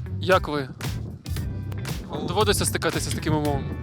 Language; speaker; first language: Ukrainian; native; Ukrainian